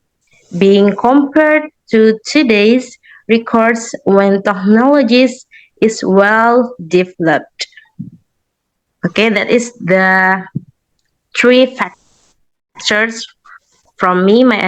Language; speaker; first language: English; non-native, learner; Indonesian